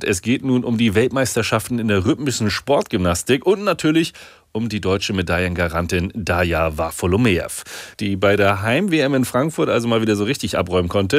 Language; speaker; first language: German; native; German